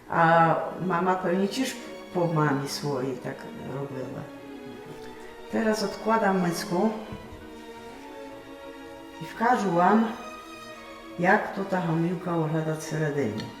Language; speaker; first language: Polish; non-native, local second language; Rusyn